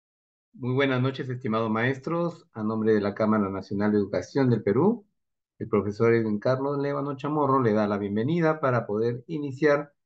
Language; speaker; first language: Spanish; native; Spanish